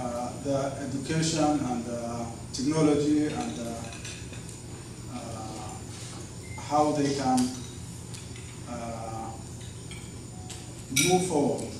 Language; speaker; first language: English; non-native, learner; Somali